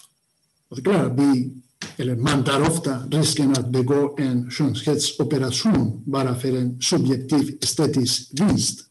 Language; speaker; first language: Swedish; non-native, fluent; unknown